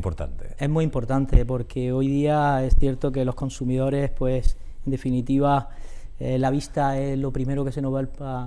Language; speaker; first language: Spanish; native; Spanish